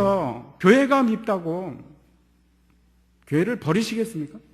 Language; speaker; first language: Korean; native; Korean